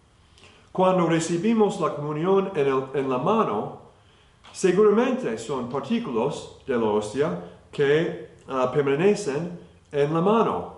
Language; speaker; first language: Spanish; non-native, fluent; English